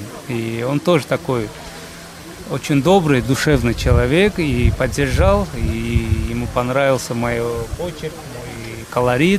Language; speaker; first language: Russian; non-native, fluent; Azerbaijani